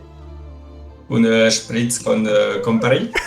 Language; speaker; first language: French; native; French